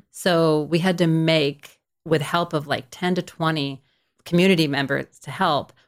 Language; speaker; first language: English; native; English